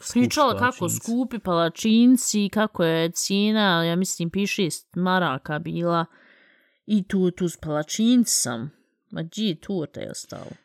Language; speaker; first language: Bosnian; early bilingual, heritage; Bosnian